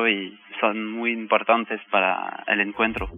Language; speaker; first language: Spanish; non-native, fluent; French